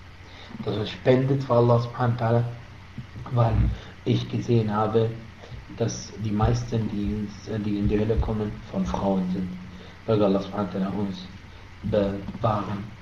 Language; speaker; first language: German; non-native, fluent; Arabic